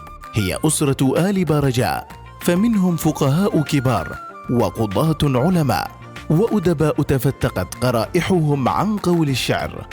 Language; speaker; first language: Arabic; native; Arabic